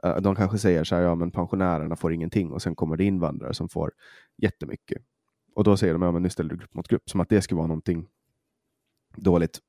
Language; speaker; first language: Swedish; native; Swedish